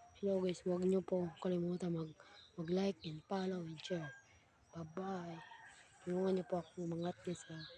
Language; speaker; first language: Filipino; non-native, local second language; Cebuano